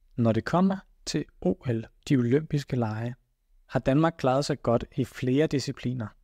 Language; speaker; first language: Danish; native; Danish